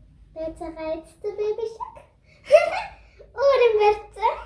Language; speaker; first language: Mongolian; early bilingual, heritage; Mongolian